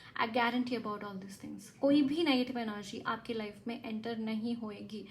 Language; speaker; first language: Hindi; non-native, local second language; Marathi